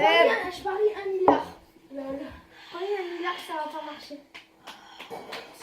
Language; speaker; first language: French; native; French